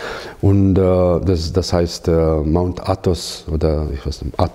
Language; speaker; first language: German; non-native, learner; Croatian